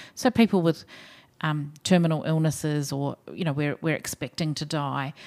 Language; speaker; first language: English; native; English